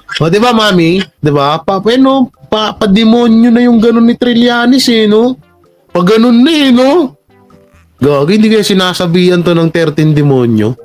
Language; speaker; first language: Filipino; native; Filipino